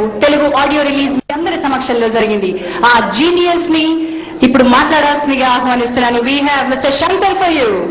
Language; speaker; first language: Telugu; native; Telugu